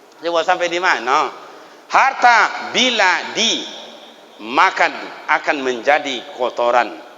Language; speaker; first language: Malay; non-native, local second language; Minangkabau